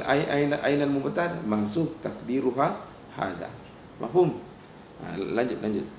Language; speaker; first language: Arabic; non-native, fluent; Indonesian